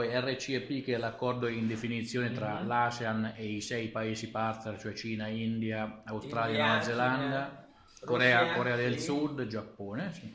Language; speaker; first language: Italian; native; Italian